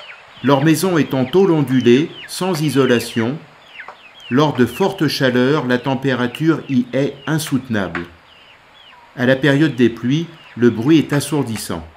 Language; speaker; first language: French; native; French